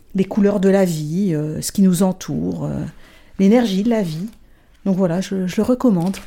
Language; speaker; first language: French; native; French